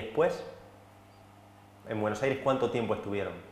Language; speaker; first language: Spanish; native; Spanish